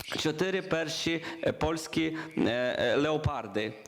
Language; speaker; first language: Ukrainian; non-native, learner; Polish